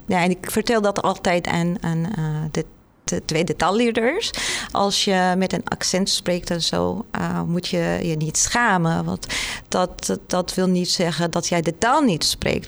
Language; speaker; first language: Dutch; non-native, fluent; Arabic